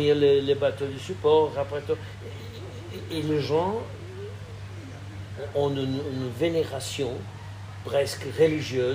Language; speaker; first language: French; non-native, fluent; Portuguese